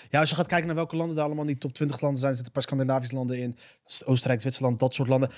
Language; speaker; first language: Dutch; early bilingual, other home language; Arabic